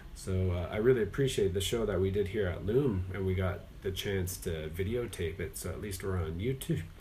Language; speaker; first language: English; native; English